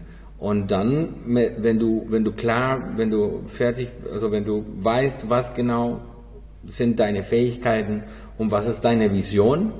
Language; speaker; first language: German; non-native, fluent; Spanish